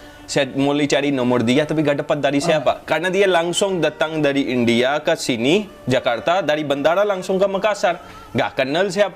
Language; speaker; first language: Indonesian; non-native, fluent; Hindi